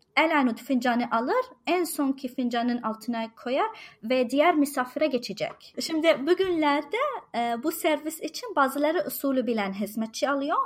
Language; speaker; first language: Turkish; non-native, fluent; Arabic